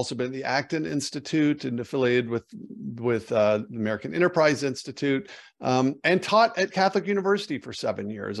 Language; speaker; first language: English; native; English